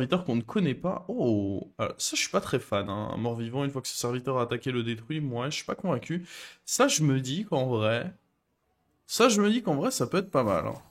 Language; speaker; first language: French; native; French